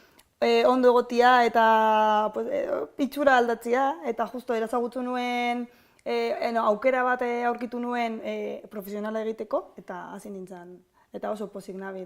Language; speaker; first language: Basque; non-native, learner; Spanish